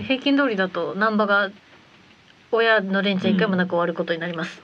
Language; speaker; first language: Japanese; native; Japanese